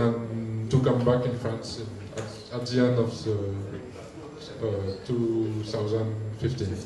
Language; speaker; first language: English; non-native, learner; French